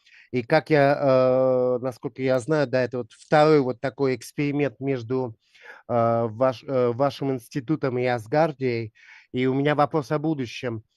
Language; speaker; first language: Russian; native; Russian